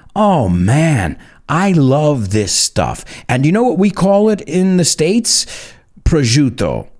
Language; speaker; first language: English; early bilingual, other home language; Spanish